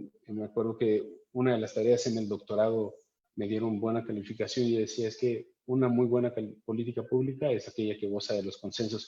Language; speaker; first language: Spanish; native; Spanish